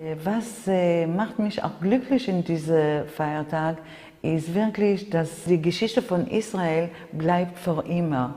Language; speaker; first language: German; non-native, fluent; Hebrew